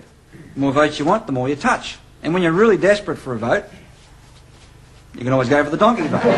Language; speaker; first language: English; native; English